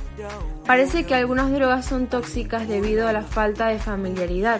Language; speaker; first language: Spanish; native; Spanish